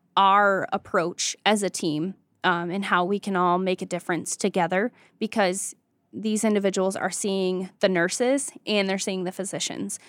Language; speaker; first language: English; native; English